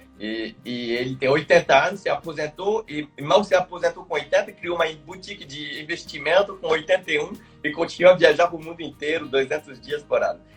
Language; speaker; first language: Portuguese; non-native, fluent; French